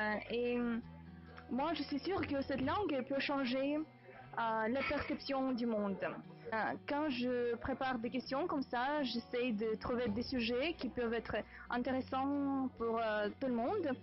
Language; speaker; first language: French; non-native, fluent; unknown